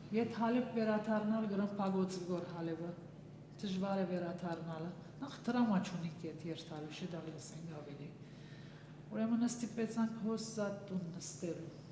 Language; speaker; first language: Armenian; early bilingual, heritage; Armenian